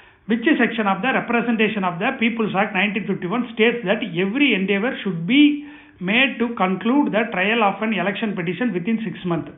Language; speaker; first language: English; non-native, local second language; Tamil